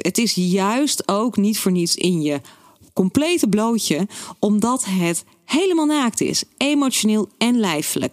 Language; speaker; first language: Dutch; native; Dutch